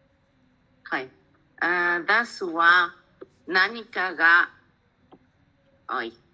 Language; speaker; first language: Japanese; non-native, learner; Spanish